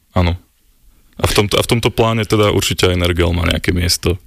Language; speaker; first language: Slovak; native; Slovak